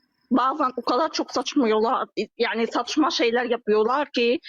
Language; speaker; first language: Turkish; non-native, fluent; Arabic